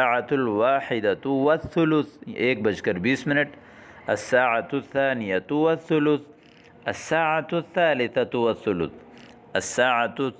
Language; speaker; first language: Arabic; non-native, fluent; Urdu